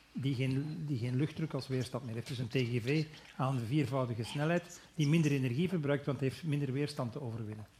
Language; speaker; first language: Dutch; native; Dutch